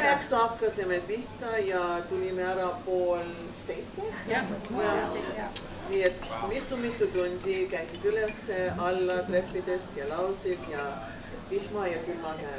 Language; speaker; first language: Estonian; early bilingual, heritage; Estonian